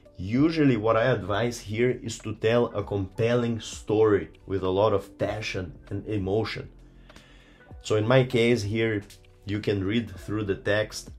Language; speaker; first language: English; non-native, fluent; Portuguese